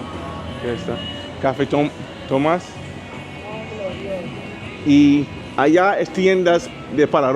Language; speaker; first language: Spanish; non-native, learner; English